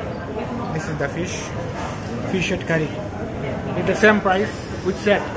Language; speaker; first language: English; non-native, learner; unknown